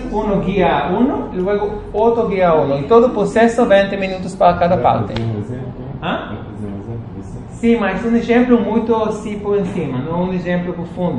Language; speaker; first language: Portuguese; non-native, fluent; Spanish